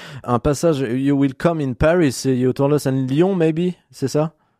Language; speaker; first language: English; non-native, learner; French